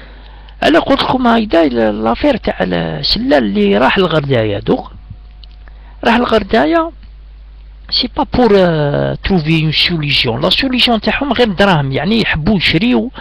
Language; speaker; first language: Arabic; native; Arabic